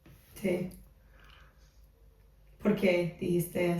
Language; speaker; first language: Spanish; non-native, fluent; English